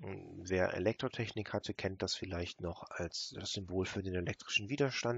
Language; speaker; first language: German; native; German